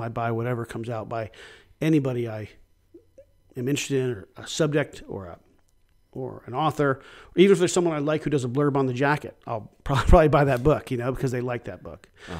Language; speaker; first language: English; native; English